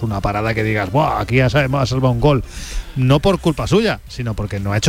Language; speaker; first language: Spanish; native; Spanish